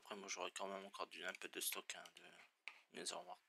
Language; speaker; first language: French; native; French